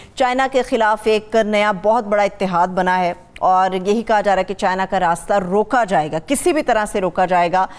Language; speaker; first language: Urdu; native; Urdu